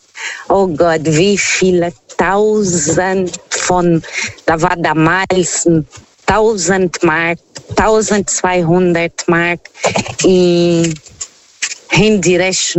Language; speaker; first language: German; non-native, fluent; Portuguese